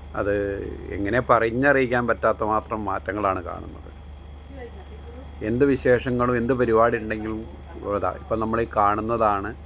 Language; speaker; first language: Malayalam; native; Malayalam